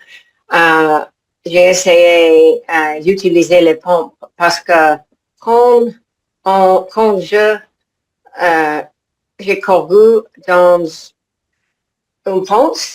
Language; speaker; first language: French; non-native, learner; English